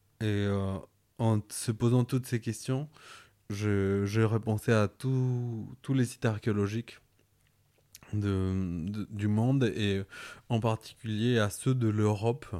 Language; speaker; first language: French; non-native, fluent; Spanish